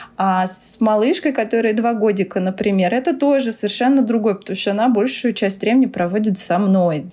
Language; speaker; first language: Russian; non-native, local second language; Tatar